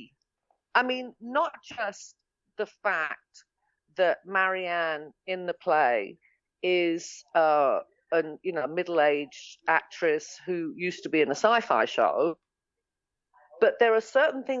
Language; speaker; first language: English; native; English